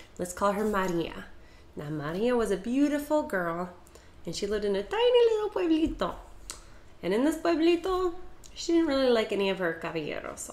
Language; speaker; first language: English; native; English